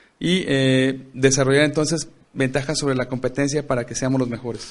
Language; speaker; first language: Spanish; native; Spanish